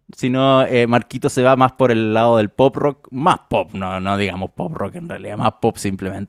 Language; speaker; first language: Spanish; native; Spanish